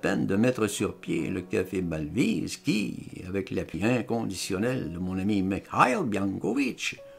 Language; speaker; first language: French; native; French